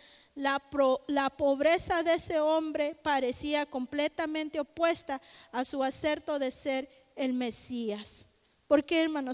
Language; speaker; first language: Spanish; native; Spanish